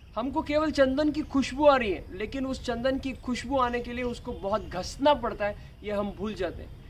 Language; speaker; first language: Hindi; non-native, local second language; Marathi